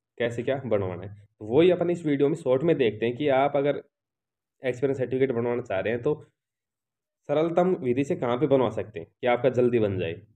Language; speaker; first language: Hindi; native; Hindi